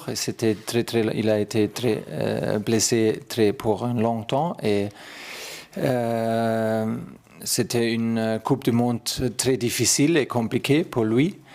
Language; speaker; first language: French; non-native, learner; German